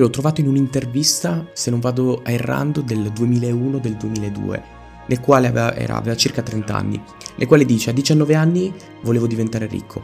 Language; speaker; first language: Italian; native; Italian